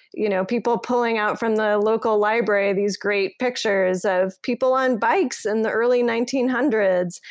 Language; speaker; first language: English; native; English